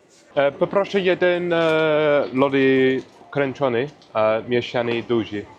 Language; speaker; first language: Polish; non-native, learner; English